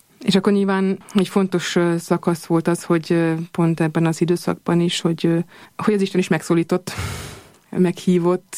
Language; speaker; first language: Hungarian; early bilingual, heritage; Hungarian